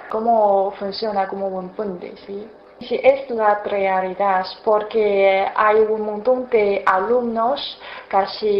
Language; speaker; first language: Spanish; non-native, learner; Chinese